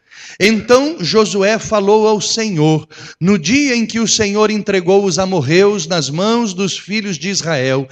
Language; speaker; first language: Portuguese; native; Portuguese